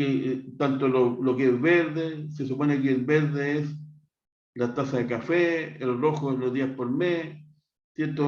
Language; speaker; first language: Spanish; native; Spanish